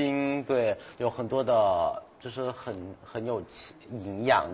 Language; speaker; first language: Chinese; non-native, fluent; Thai